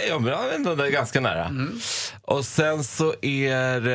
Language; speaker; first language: Swedish; non-native, fluent; Persian